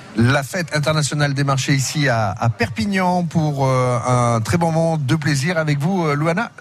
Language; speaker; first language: French; native; French